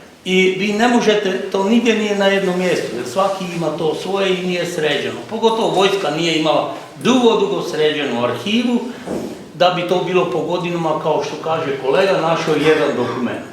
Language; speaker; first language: Croatian; native; Croatian